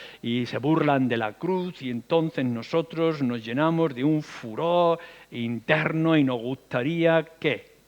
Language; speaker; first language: Spanish; native; Spanish